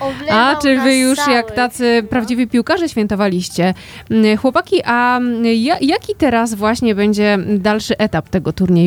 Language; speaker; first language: Polish; native; Polish